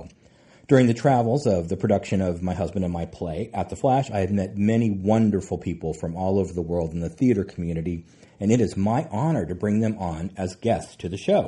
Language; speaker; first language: English; native; English